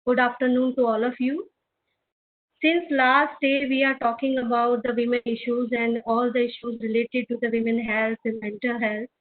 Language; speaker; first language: English; non-native, local second language; Hindi